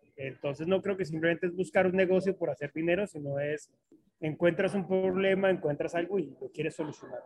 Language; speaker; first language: Spanish; native; Spanish